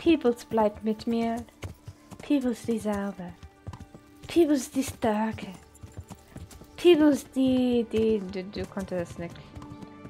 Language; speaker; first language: German; non-native, learner; Dutch